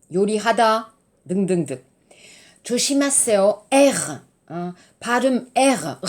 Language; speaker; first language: Korean; non-native, learner; French